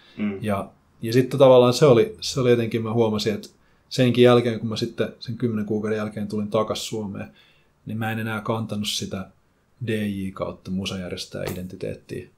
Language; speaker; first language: Finnish; native; Finnish